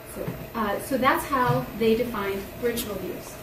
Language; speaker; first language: English; native; English